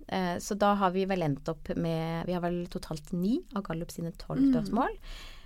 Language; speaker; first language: Norwegian; native; Norwegian